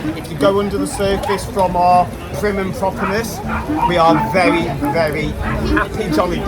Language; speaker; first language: English; non-native, fluent; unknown